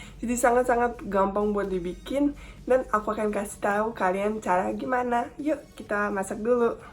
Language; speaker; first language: Indonesian; non-native, fluent; Bosnian